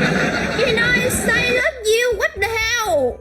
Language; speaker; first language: English; non-native, learner; Vietnamese